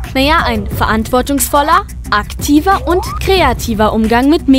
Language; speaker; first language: German; native; German